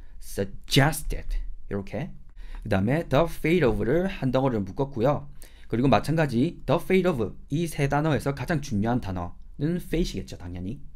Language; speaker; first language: Korean; native; Korean